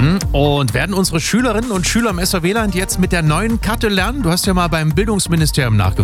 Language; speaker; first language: German; native; German